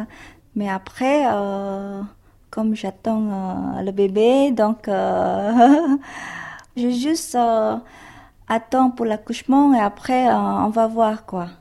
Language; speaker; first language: French; non-native, learner; Indonesian